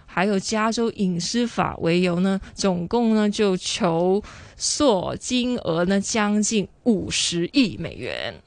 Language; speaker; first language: Chinese; non-native, local second language; Cantonese